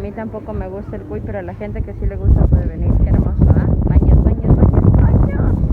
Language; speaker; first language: Spanish; native; Spanish